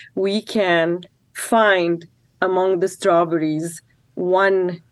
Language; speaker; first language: English; non-native, fluent; Arabic